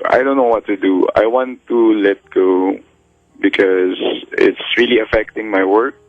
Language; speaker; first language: English; non-native, local second language; Filipino